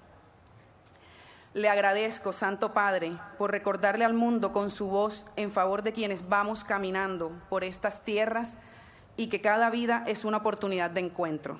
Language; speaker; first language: Spanish; native; Spanish